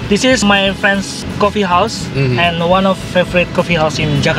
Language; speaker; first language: English; non-native, learner; Indonesian